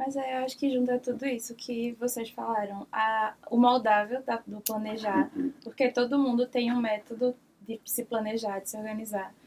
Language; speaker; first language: Portuguese; native; Portuguese